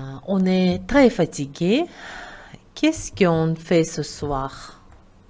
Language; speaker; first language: French; non-native, fluent; Uzbek